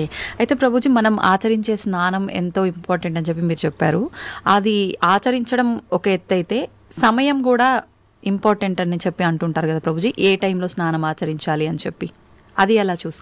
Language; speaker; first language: Telugu; native; Telugu